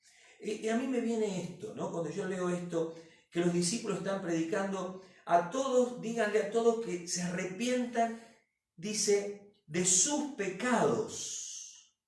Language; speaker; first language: Spanish; native; Spanish